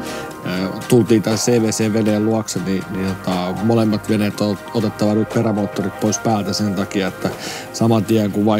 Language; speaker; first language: Finnish; native; Finnish